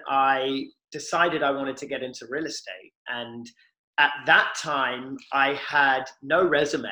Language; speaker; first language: English; native; English